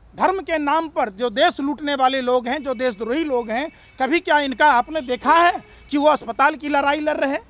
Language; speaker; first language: Hindi; native; Hindi